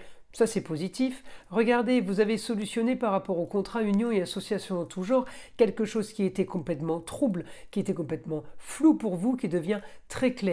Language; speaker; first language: French; native; French